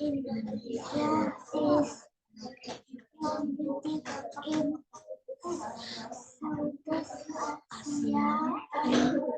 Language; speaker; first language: English; non-native, learner; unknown